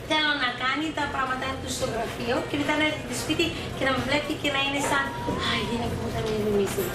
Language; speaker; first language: Greek; early bilingual, heritage; Greek